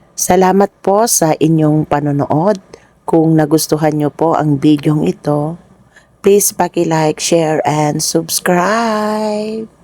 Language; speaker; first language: Filipino; non-native, local second language; Iloko